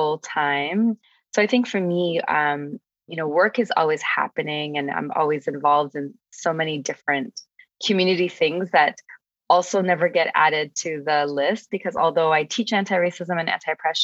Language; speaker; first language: English; native; English